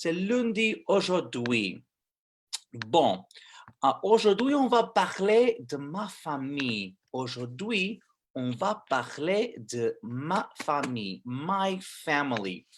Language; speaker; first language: French; non-native, fluent; English